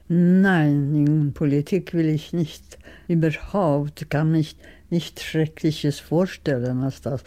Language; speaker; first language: German; non-native, fluent; Swedish